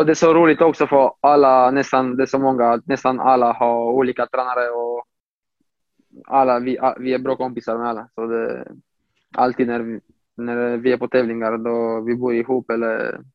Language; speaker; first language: Swedish; non-native, fluent; Romanian